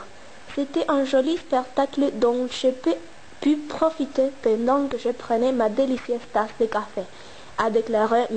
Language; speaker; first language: French; non-native, learner; Spanish